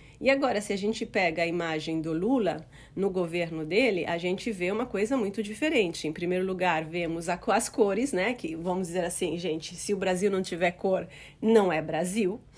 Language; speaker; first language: Portuguese; non-native, fluent; Italian